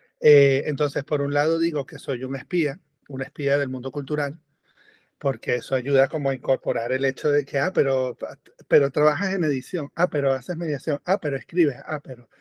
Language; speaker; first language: Spanish; native; Spanish